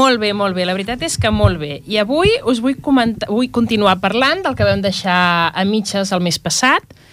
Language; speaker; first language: Catalan; native; Catalan